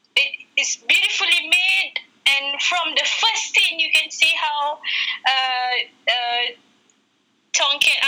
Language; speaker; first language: English; non-native, local second language; Malay